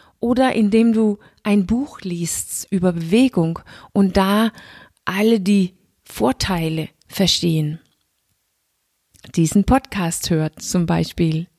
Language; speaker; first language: German; non-native, fluent; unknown